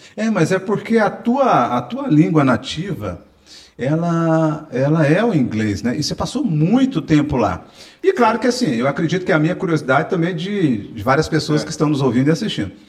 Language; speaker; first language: Portuguese; native; Portuguese